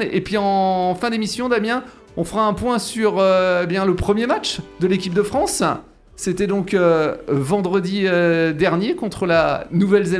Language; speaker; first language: French; native; French